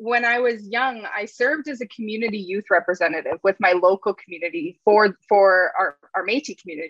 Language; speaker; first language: English; native; English